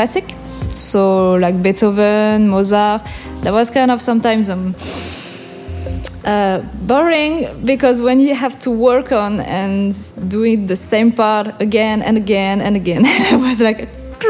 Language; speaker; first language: English; non-native, learner; French